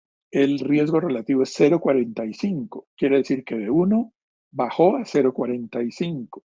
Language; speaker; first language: Spanish; native; Spanish